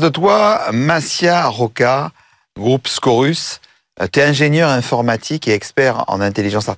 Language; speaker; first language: French; native; French